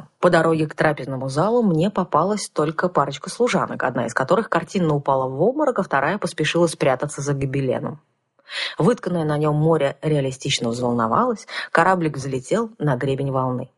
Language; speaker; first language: Russian; native; Russian